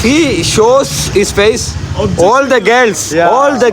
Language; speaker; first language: English; non-native, local second language; Malayalam